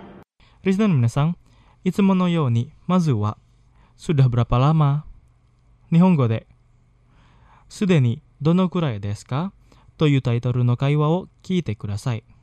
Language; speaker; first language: Japanese; non-native, fluent; Indonesian